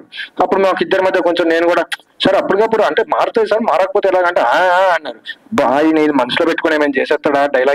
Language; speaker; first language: Telugu; native; Telugu